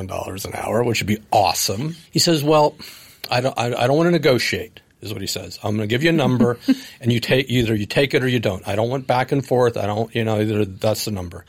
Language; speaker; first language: English; native; English